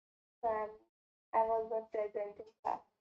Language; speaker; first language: English; non-native, learner; Hindi